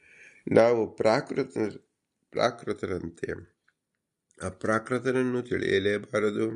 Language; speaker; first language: Kannada; native; Kannada